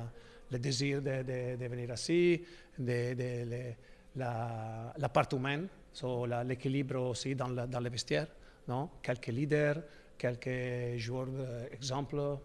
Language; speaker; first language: French; non-native, learner; Italian